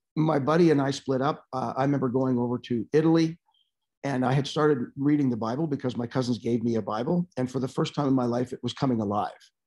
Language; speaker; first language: English; native; English